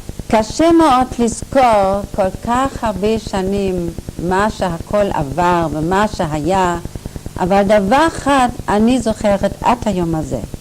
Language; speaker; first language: Hebrew; non-native, fluent; German